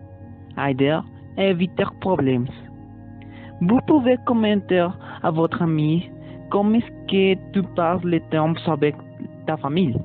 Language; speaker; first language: French; non-native, learner; Spanish